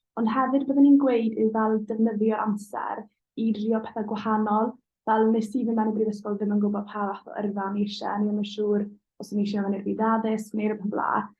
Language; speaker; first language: Welsh; native; Welsh